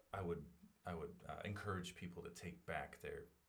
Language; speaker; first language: English; native; English